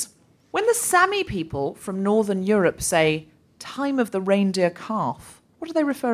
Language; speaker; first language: English; native; English